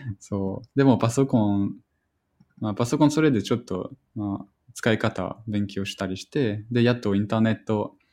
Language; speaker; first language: Japanese; non-native, fluent; French